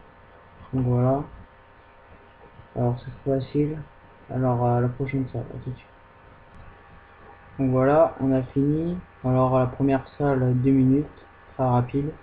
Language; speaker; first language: French; native; French